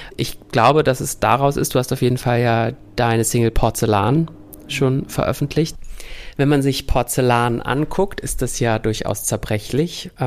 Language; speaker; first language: German; native; German